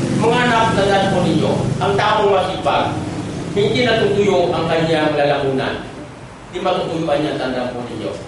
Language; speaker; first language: Filipino; non-native, local second language; Cebuano